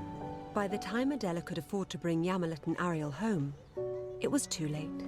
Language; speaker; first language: English; native; English